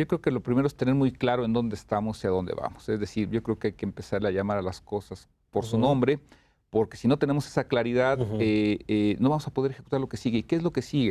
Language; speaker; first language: Spanish; native; Spanish